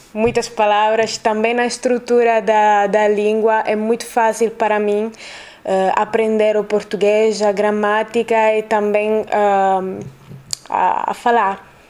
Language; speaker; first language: Portuguese; non-native, learner; Italian